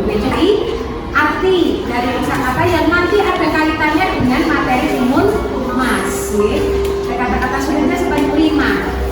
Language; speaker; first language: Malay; non-native, local second language; Javanese